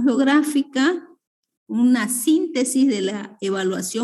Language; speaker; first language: Spanish; native; Spanish